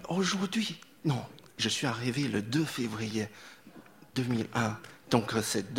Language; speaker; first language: French; non-native, fluent; Chinese